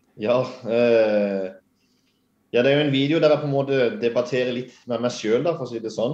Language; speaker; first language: Norwegian; native; Norwegian